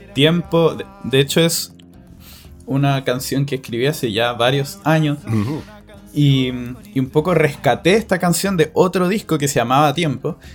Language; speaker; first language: Spanish; native; Spanish